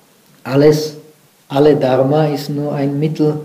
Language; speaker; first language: German; non-native, fluent; Czech